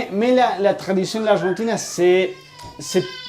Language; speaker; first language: French; non-native, learner; Spanish